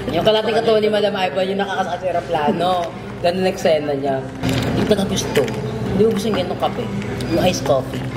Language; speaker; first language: Filipino; non-native, local second language; Cebuano